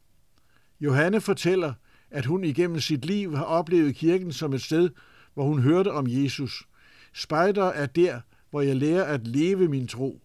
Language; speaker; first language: Danish; native; Danish